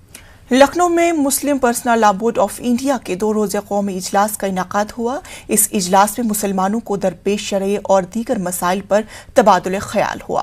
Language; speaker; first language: Hindi; native; Hindi